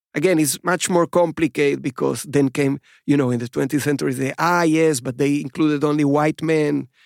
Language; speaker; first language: English; non-native, fluent; Spanish